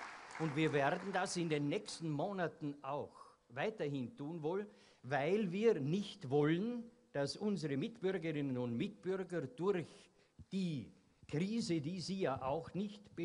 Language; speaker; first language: German; native; German